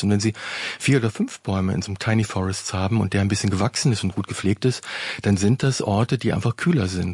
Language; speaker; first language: German; native; German